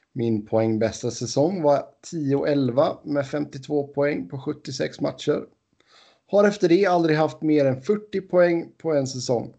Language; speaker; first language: Swedish; native; Swedish